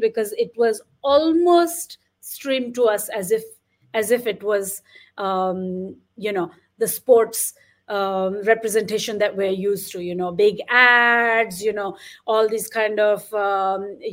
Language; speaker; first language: English; non-native, local second language; Marathi